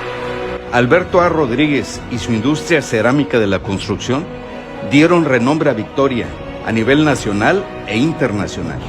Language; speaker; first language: Spanish; native; Spanish